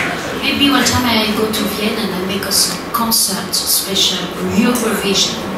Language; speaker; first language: English; non-native, learner; French